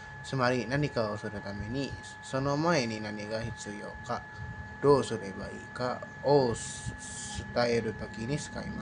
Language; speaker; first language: Japanese; non-native, learner; Indonesian